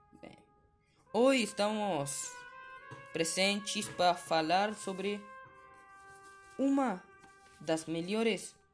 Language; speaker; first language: Portuguese; non-native, learner; Spanish